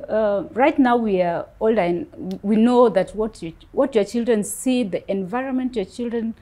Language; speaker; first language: English; non-native, local second language; Luo (Kenya and Tanzania)